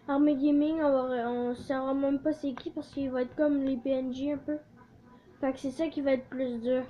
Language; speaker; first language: French; native; French